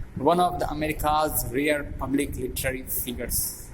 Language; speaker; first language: English; non-native, local second language; Hindi